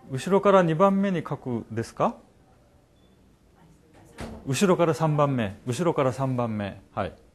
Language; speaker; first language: Japanese; non-native, fluent; Korean